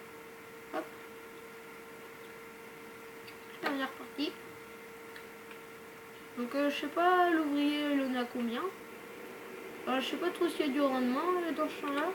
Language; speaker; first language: French; native; French